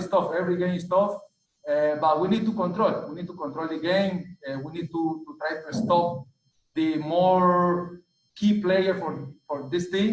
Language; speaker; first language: English; non-native, learner; Spanish